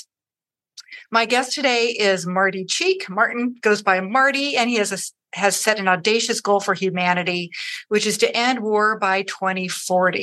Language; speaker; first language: English; native; English